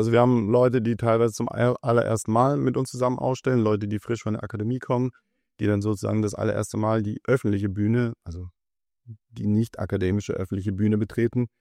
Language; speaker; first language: German; early bilingual, other home language; Russian